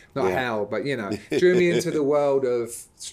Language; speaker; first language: English; native; English